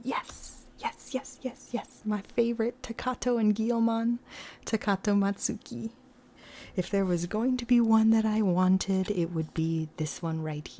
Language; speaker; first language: English; native; English